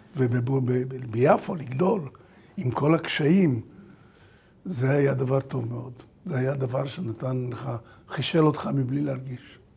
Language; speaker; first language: Hebrew; early bilingual, other home language; Bulgarian